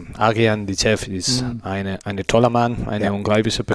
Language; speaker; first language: German; non-native, learner; Spanish